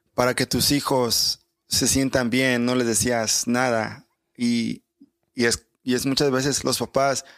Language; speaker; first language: Spanish; early bilingual, other home language; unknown